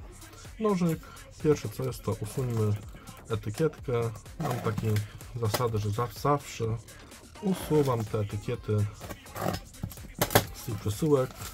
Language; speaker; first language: Polish; native; Polish